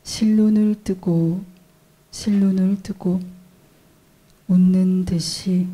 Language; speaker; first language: Korean; native; Korean